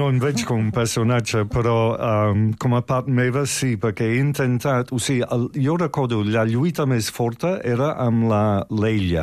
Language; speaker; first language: Catalan; non-native, fluent; English